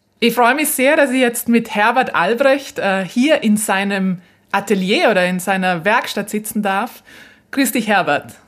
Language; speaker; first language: German; native; German